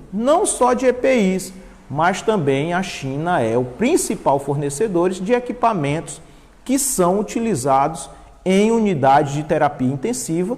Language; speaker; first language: Portuguese; native; Portuguese